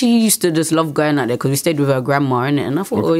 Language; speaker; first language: English; native; English